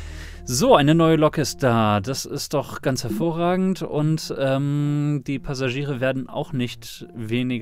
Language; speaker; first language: German; native; German